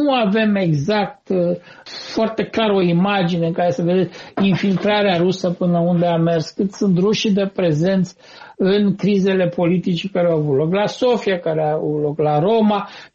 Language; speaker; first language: Romanian; native; Romanian